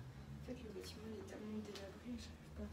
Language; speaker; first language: French; native; French